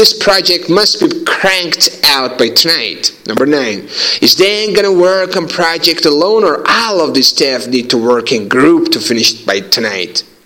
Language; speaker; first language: English; non-native, fluent; Persian